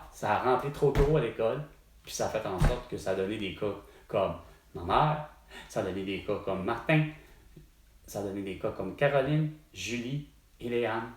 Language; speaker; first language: French; native; French